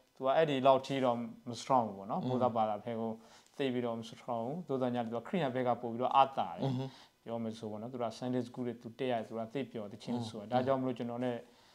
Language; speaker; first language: Burmese; non-native, local second language; S'gaw Karen